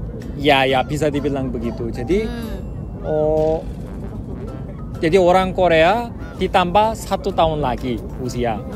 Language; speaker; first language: Indonesian; non-native, fluent; Korean